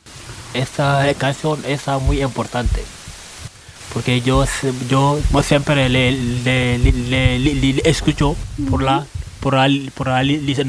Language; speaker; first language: Spanish; non-native, learner; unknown